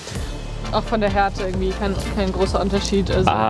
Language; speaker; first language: German; native; German